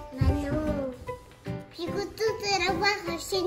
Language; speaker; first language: French; native; French